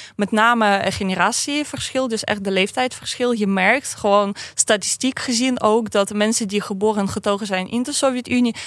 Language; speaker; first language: Dutch; non-native, fluent; Russian